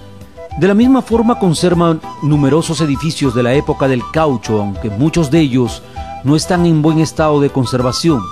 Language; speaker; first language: Spanish; native; Spanish